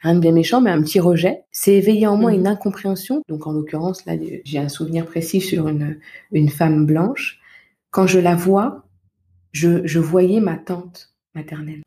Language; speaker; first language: French; native; French